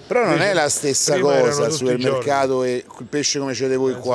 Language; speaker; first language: Italian; native; Italian